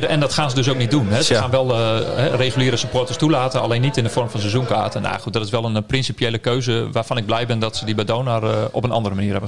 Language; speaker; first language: Dutch; native; Dutch